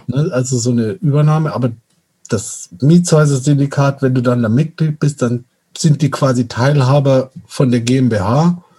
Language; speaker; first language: German; native; German